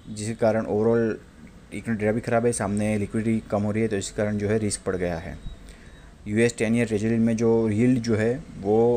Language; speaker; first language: Hindi; non-native, local second language; Gujarati